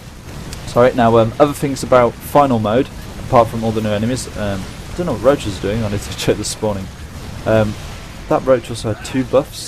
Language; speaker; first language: English; native; English